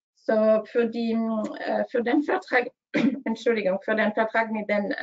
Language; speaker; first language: German; non-native, learner; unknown